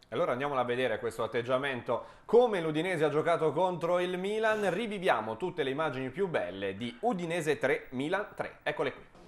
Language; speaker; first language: Italian; native; Italian